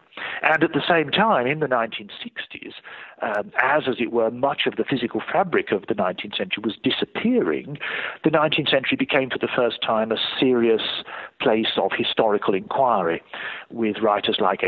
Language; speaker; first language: English; native; English